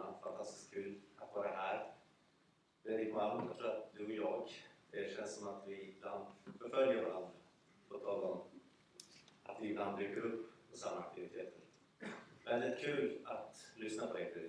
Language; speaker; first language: Swedish; early bilingual, other home language; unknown